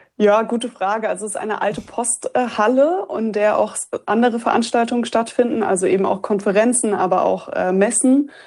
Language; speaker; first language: German; native; German